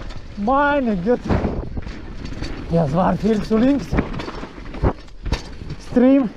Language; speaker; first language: German; non-native, learner; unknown